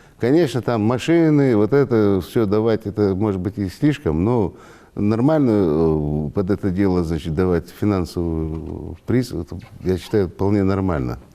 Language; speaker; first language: Russian; non-native, local second language; Ingush